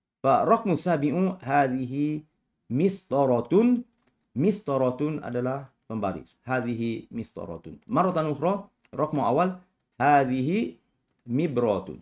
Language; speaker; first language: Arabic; non-native, fluent; Malay